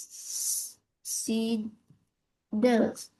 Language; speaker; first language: English; non-native, learner; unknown